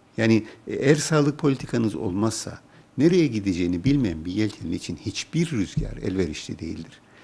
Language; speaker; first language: Turkish; native; Turkish